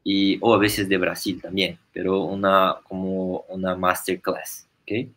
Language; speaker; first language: Spanish; non-native, fluent; Portuguese